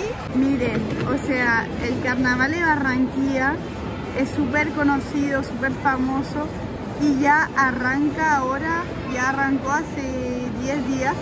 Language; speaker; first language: Spanish; non-native, fluent; French